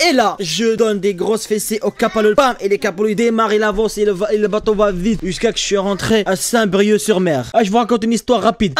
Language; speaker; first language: French; early bilingual, other home language; Arabic